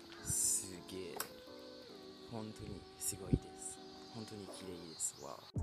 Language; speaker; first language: Japanese; non-native, fluent; French